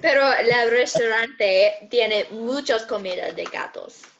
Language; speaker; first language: Spanish; non-native, learner; English